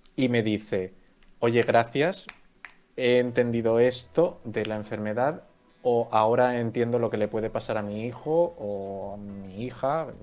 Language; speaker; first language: Spanish; native; Spanish